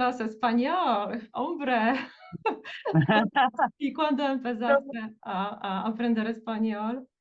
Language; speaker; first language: Spanish; non-native, fluent; Portuguese